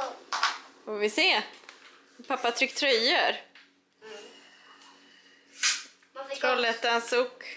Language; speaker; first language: Swedish; native; Swedish